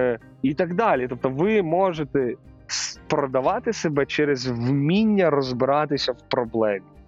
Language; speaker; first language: Ukrainian; native; Ukrainian